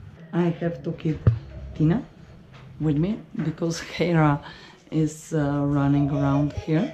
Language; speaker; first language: English; non-native, fluent; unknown